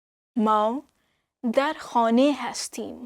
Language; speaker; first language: Persian; non-native, fluent; Urdu